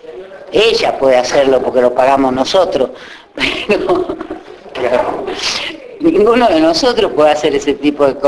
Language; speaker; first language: Spanish; native; Spanish